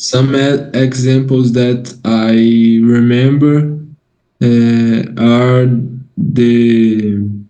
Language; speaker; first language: English; non-native, learner; Portuguese